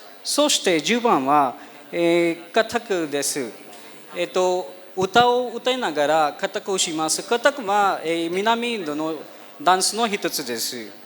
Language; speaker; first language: Japanese; non-native, fluent; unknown